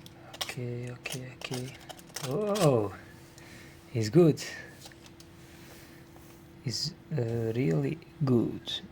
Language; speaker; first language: English; non-native, learner; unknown